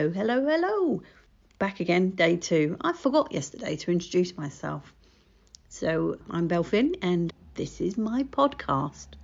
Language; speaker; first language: English; native; English